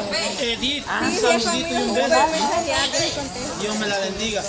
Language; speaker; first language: Spanish; native; Spanish